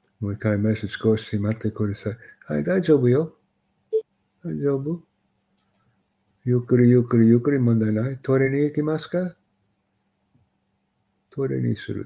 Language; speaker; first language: Japanese; non-native, learner; English